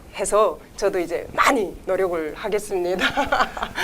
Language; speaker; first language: Korean; native; Korean